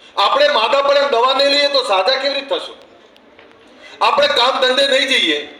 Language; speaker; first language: Gujarati; native; Gujarati